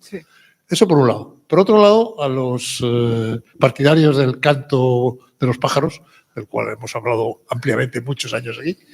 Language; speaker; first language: Spanish; native; Spanish